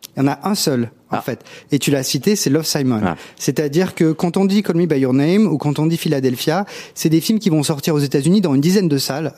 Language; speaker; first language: French; native; French